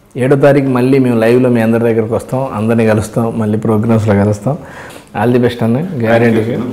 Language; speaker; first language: Telugu; native; Telugu